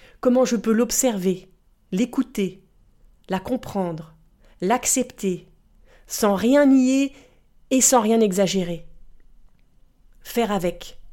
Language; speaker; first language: French; native; French